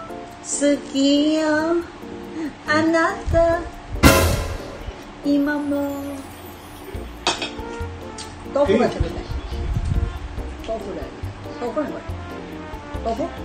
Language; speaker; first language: Japanese; non-native, learner; Filipino